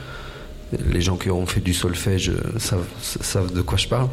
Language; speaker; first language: French; native; French